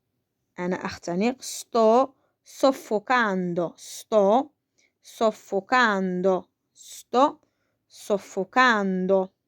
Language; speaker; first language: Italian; non-native, fluent; Arabic